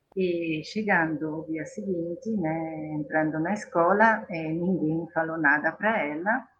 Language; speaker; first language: Portuguese; non-native, fluent; Italian